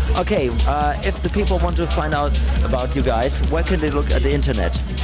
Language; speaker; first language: English; non-native, fluent; German